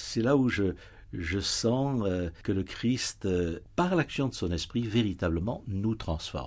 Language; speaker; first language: French; native; French